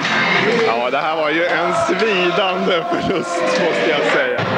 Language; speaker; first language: Swedish; native; Swedish